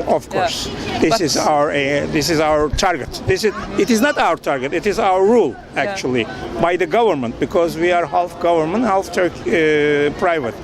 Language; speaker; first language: English; non-native, fluent; Turkish